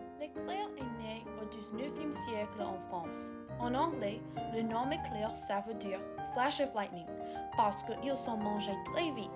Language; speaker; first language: French; non-native, learner; English